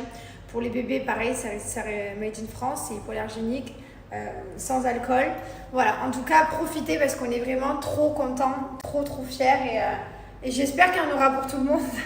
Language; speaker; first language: French; native; French